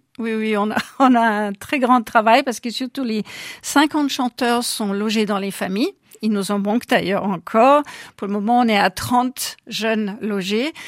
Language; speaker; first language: French; non-native, fluent; German